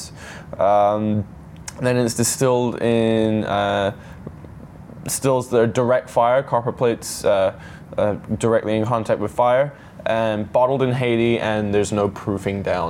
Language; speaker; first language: English; native; English